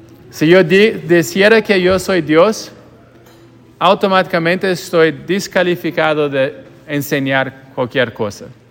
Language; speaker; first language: Spanish; non-native, fluent; English